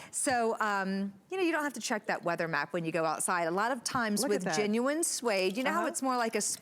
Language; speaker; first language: English; native; English